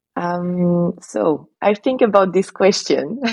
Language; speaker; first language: English; non-native, fluent; French